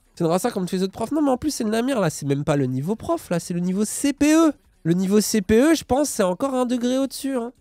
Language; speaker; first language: French; native; French